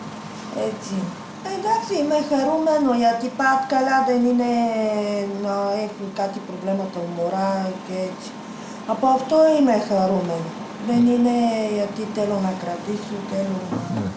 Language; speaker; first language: Greek; non-native, learner; Bulgarian